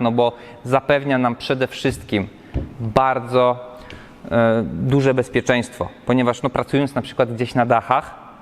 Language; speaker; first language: Polish; native; Polish